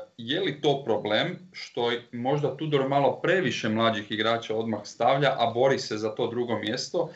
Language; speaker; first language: Croatian; native; Croatian